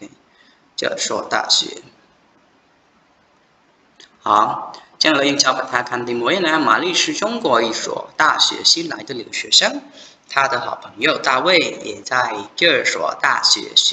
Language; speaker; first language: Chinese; non-native, fluent; Khmer